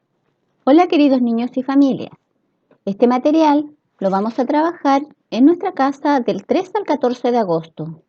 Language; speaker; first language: Spanish; native; Spanish